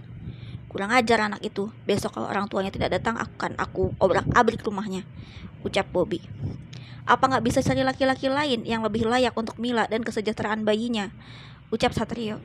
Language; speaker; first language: Indonesian; native; Indonesian